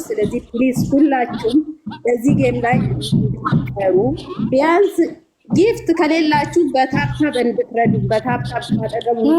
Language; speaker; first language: Amharic; non-native, local second language; Oromo